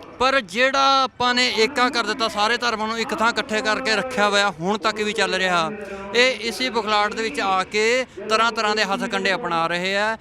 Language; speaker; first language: Punjabi; native; Punjabi